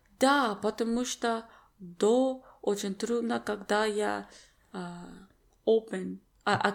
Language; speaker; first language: Russian; non-native, learner; English